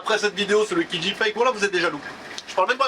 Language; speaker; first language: French; native; French